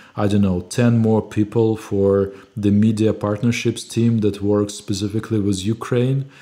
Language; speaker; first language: English; non-native, fluent; Ukrainian